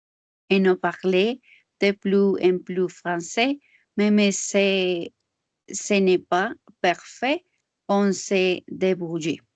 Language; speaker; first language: French; non-native, learner; Spanish